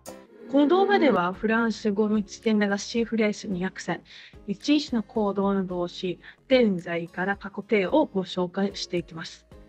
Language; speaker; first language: Japanese; native; Japanese